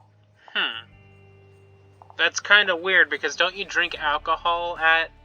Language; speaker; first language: English; native; English